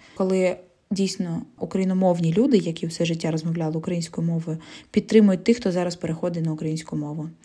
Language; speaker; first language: Ukrainian; non-native, local second language; Russian